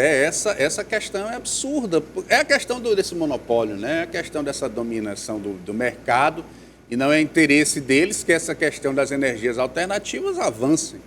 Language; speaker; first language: Portuguese; native; Portuguese